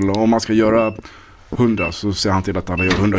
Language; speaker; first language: Swedish; native; Swedish